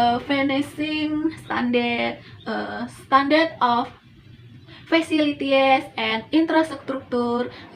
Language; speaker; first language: English; non-native, learner; Indonesian